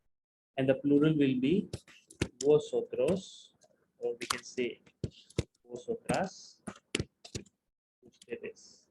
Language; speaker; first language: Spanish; non-native, fluent; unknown